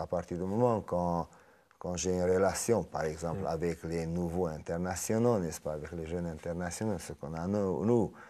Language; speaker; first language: French; non-native, fluent; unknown